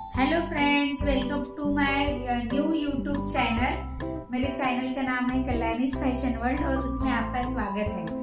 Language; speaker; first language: Hindi; non-native, local second language; Marathi